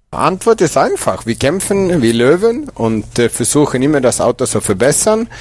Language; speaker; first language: German; non-native, fluent; Swedish